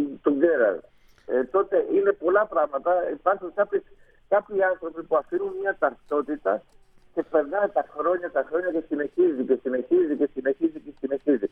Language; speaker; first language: Greek; non-native, fluent; Spanish